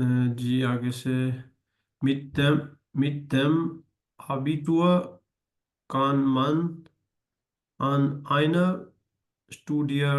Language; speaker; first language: German; non-native, learner; Urdu